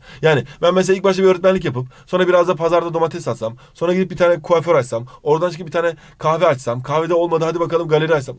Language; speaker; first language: Turkish; native; Turkish